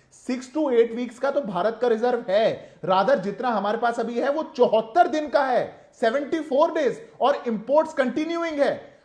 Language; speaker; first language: Hindi; native; Hindi